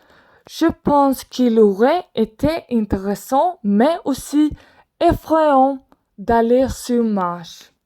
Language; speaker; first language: French; non-native, learner; Swedish